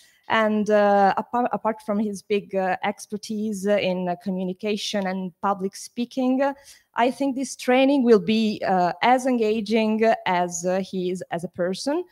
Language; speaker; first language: English; non-native, fluent; Italian